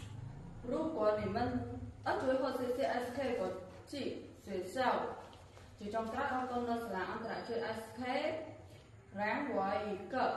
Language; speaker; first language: Chinese; non-native, learner; Khmer